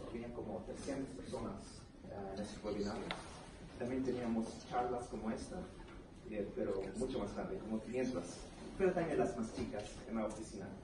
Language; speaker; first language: Spanish; early bilingual, heritage; Spanish